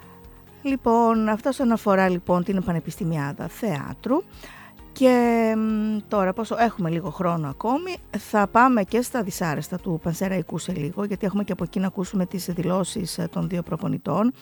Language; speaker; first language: Greek; native; Greek